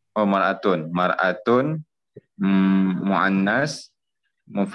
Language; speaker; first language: Arabic; non-native, learner; Indonesian